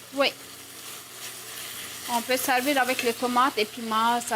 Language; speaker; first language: French; non-native, learner; Turkish